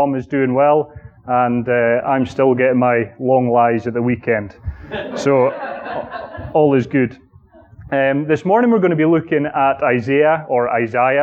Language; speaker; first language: English; native; English